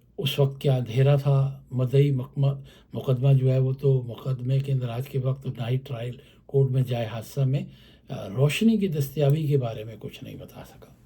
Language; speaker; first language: Urdu; native; Urdu